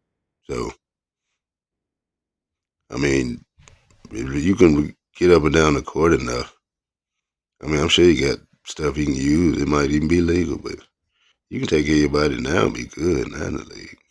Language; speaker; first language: English; native; English